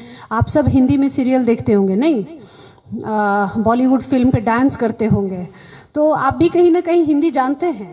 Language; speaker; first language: Hindi; native; Hindi